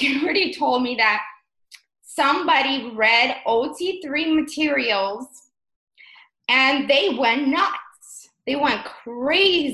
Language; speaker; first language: English; early bilingual, other home language; Russian